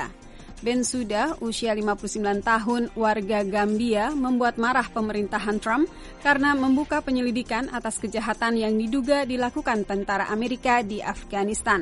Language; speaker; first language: Indonesian; native; Indonesian